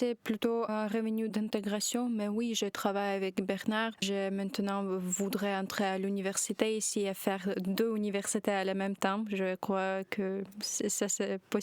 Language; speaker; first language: French; non-native, learner; Ukrainian